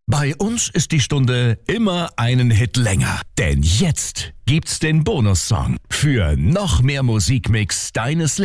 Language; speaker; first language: German; native; German